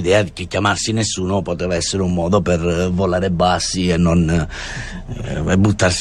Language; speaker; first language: Italian; non-native, fluent; German